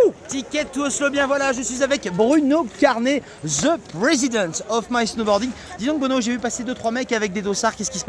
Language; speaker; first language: French; native; French